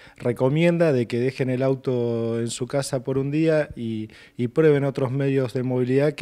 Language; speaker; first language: Spanish; native; Spanish